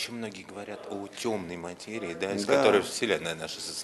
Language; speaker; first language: Russian; native; Russian